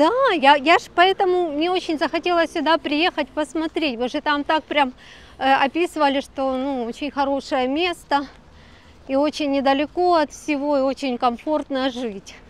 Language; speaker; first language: Russian; native; Russian